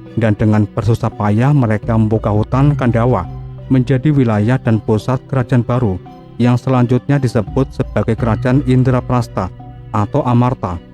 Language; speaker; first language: Indonesian; native; Indonesian